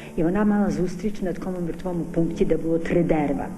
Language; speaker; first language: Ukrainian; native; Ukrainian